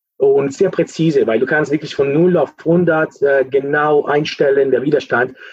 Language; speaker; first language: German; non-native, fluent; Italian